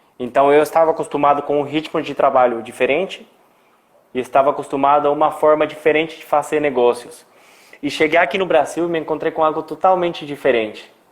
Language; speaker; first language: Portuguese; non-native, fluent; Spanish